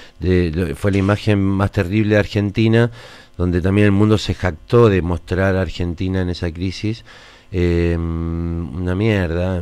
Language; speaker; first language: Spanish; native; Spanish